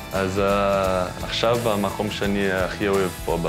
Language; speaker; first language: Hebrew; non-native, learner; Portuguese